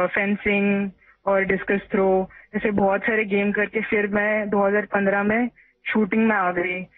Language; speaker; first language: Hindi; non-native, local second language; Marathi